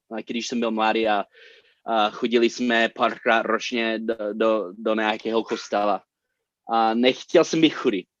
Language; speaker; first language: Czech; non-native, fluent; English